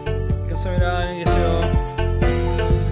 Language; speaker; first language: Korean; non-native, learner; English